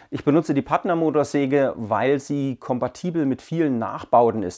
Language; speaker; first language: German; native; German